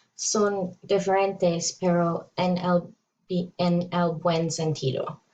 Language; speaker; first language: Spanish; non-native, learner; English